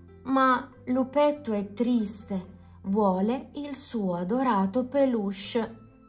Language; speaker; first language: Italian; native; Italian